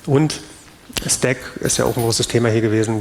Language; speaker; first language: German; native; German